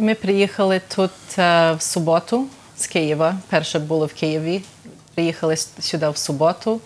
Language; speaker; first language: Ukrainian; early bilingual, heritage; Ukrainian